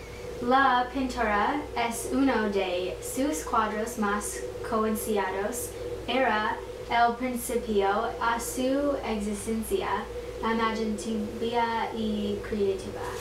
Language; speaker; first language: Spanish; non-native, learner; English